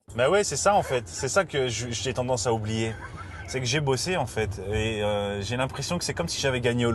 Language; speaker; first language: French; native; French